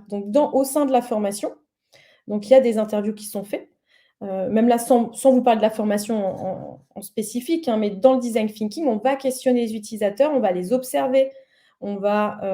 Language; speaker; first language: French; native; French